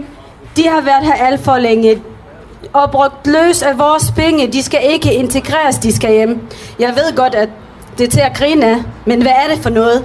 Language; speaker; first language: Danish; early bilingual, other home language; Arabic